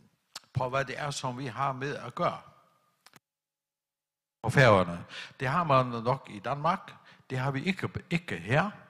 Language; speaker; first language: Danish; non-native, local second language; Faroese